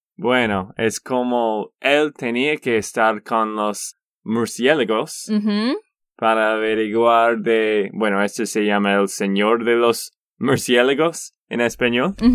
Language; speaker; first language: Spanish; non-native, learner; English